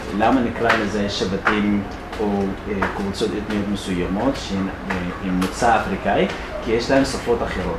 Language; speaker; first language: Hebrew; non-native, fluent; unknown